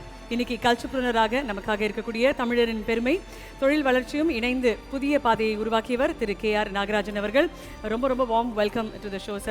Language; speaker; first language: Tamil; native; Tamil